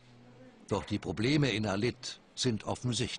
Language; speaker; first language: German; native; German